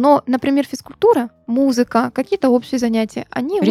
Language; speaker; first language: Russian; native; Russian